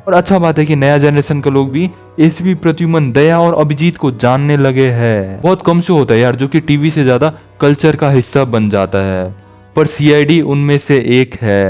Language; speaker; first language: Hindi; non-native, local second language; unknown